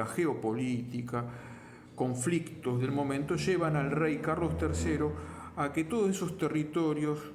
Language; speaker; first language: Spanish; native; Spanish